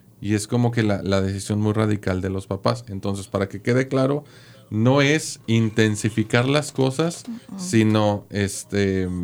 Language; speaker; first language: Spanish; native; Spanish